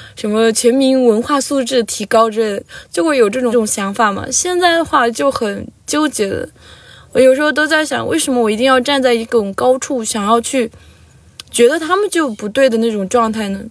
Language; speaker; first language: Chinese; non-native, local second language; Tibetan